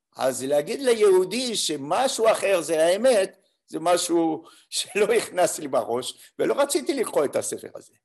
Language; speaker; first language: Hebrew; non-native, fluent; French